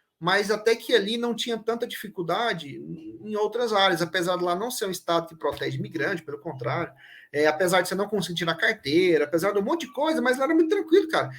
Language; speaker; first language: Portuguese; native; Portuguese